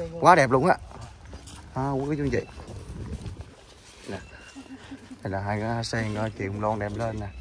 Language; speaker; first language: Vietnamese; native; Vietnamese